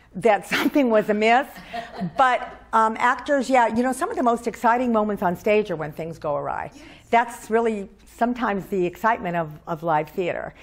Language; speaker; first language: English; native; English